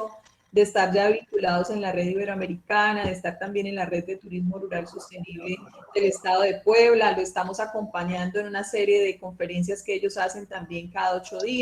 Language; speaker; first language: Spanish; native; Spanish